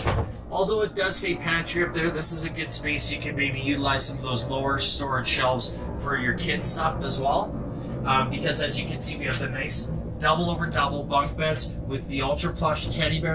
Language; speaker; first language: English; native; English